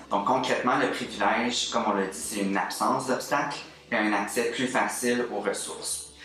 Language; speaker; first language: French; native; French